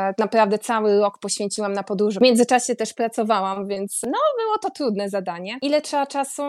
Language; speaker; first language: Polish; native; Polish